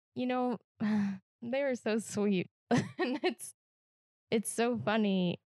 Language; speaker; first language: English; native; English